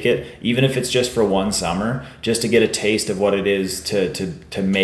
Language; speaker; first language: English; native; English